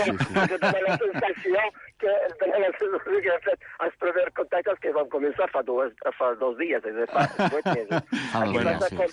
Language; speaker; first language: Catalan; non-native, fluent; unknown